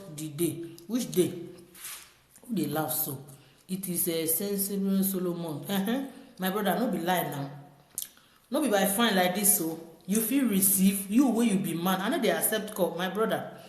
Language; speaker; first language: Nigerian Pidgin; non-native, local second language; Yoruba